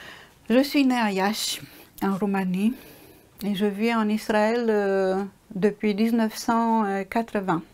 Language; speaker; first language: French; non-native, fluent; Romanian